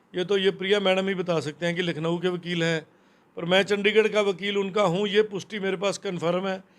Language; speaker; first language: Hindi; non-native, local second language; Punjabi